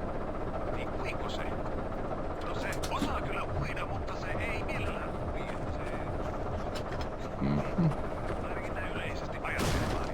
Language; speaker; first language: Finnish; native; Finnish